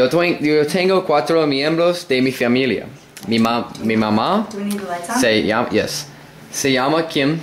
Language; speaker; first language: Spanish; non-native, learner; English